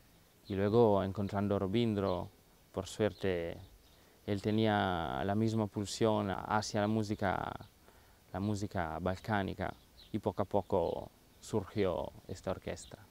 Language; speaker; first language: Spanish; non-native, fluent; Italian